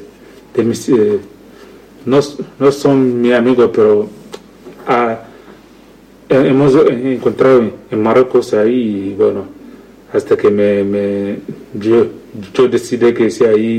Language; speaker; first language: Spanish; non-native, learner; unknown